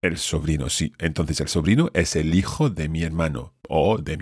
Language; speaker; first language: Spanish; non-native, fluent; English